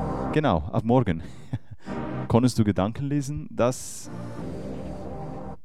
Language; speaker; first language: German; native; German